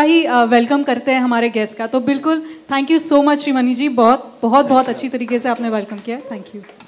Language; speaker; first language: Hindi; native; Hindi